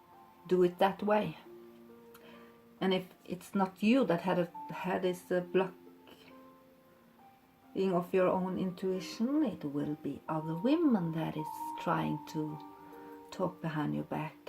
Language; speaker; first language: English; non-native, fluent; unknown